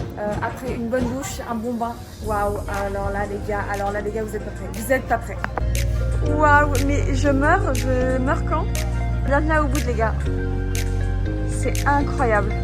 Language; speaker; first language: French; native; French